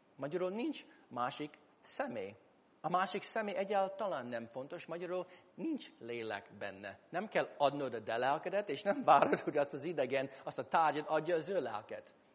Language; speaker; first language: Hungarian; non-native, fluent; English